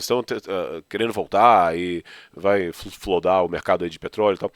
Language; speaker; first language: Portuguese; native; Portuguese